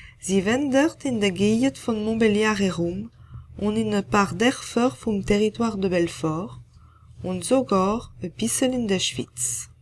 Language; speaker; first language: German; non-native, fluent; French